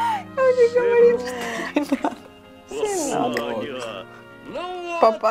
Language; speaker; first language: Russian; non-native, learner; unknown